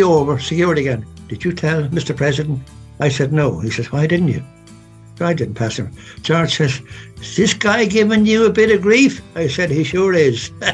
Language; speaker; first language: English; native; English